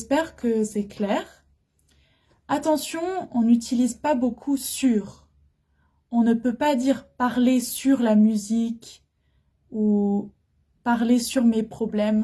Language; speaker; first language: French; non-native, fluent; Arabic